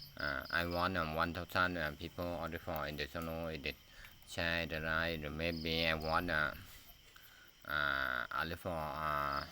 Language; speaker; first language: English; non-native, learner; Thai